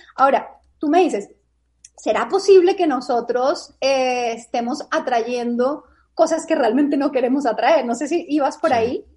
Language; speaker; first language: Spanish; native; Spanish